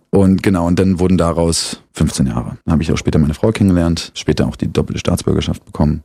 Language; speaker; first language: German; native; German